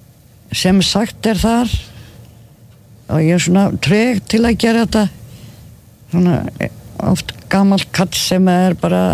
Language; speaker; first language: Icelandic; non-native, fluent; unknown